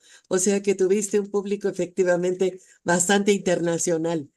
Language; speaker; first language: Spanish; native; Spanish